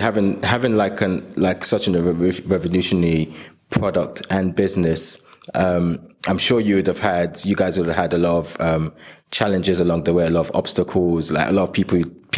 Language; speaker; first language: English; non-native, local second language; Yoruba